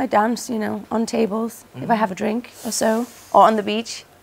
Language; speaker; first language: English; non-native, fluent; Thai